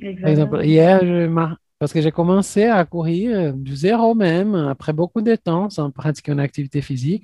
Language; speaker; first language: French; non-native, fluent; Portuguese